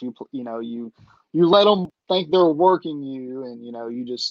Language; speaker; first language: English; native; English